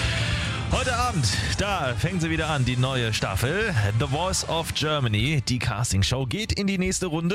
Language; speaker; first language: German; native; German